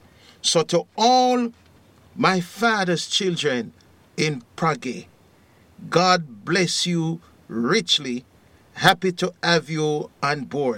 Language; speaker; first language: English; native; English